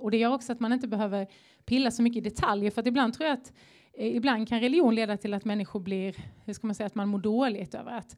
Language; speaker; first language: Swedish; native; Swedish